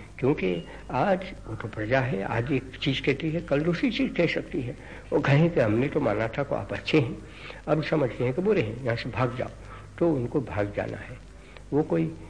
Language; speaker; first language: Hindi; non-native, local second language; Gujarati